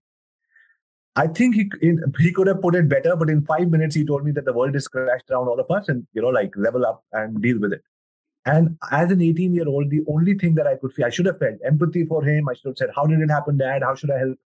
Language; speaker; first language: English; non-native, local second language; Hindi